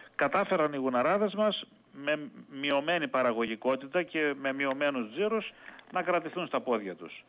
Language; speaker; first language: Greek; native; Greek